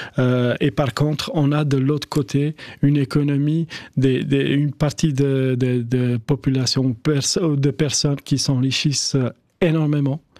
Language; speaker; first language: French; non-native, fluent; Albanian